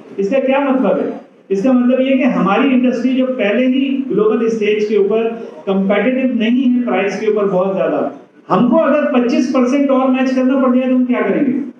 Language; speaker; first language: Urdu; native; Urdu